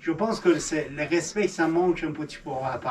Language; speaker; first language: French; non-native, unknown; Persian